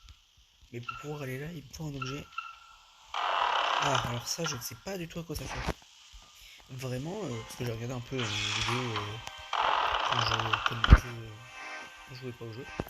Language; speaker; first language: French; native; French